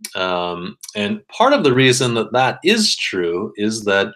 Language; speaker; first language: English; native; English